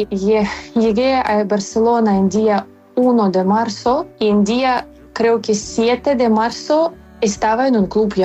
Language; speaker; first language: Spanish; non-native, fluent; Ukrainian